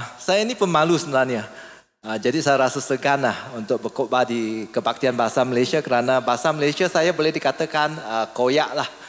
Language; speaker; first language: Malay; non-native, local second language; English